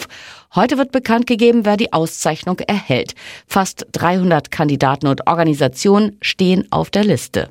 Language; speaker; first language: German; native; German